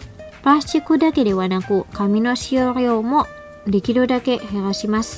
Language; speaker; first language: Japanese; non-native, fluent; Indonesian